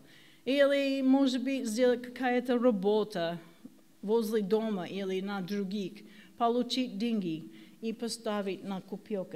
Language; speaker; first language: Russian; non-native, learner; English